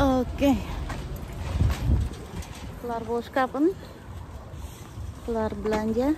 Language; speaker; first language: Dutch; non-native, learner; Indonesian